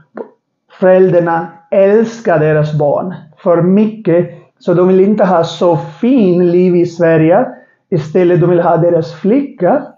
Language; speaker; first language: Swedish; non-native, learner; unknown